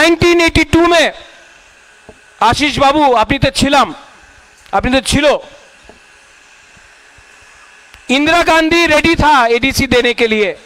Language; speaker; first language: Hindi; non-native, local second language; Kok Borok